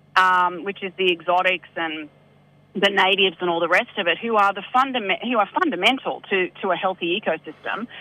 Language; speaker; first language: English; native; English